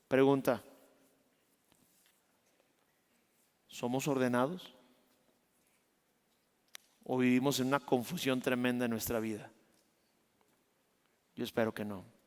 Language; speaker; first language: Spanish; native; Spanish